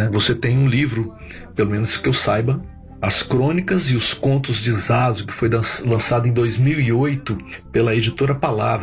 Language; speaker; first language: Portuguese; native; Portuguese